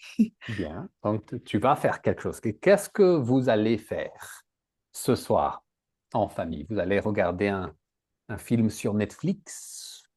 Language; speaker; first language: French; native; French